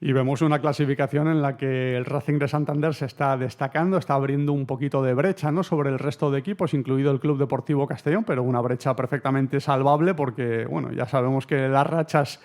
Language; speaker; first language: Spanish; native; Spanish